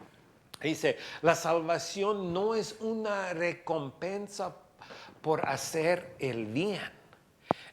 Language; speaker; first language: Spanish; non-native, fluent; English